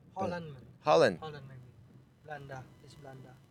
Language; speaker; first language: English; non-native, learner; Indonesian